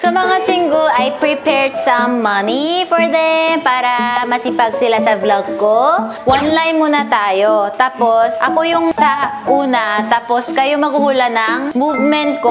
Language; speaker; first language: Filipino; non-native, fluent; Korean